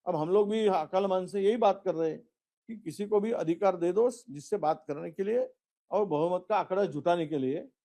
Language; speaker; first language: Hindi; non-native, local second language; Marathi